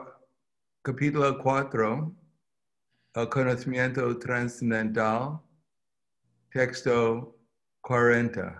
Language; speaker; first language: Spanish; non-native, fluent; English